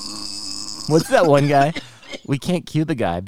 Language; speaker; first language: English; native; English